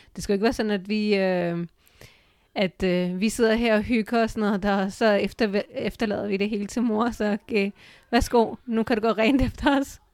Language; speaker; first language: Danish; early bilingual, other home language; Urdu